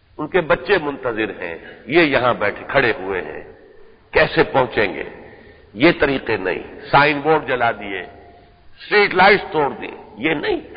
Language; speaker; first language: Urdu; native; Urdu